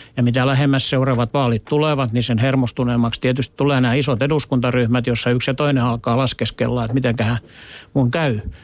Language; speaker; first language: Finnish; native; Finnish